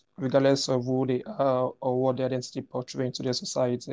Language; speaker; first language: English; non-native, local second language; Igbo